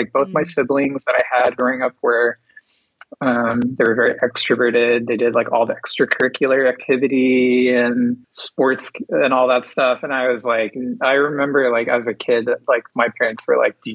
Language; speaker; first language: English; native; English